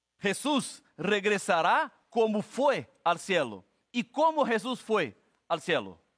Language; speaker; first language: Spanish; non-native, fluent; Portuguese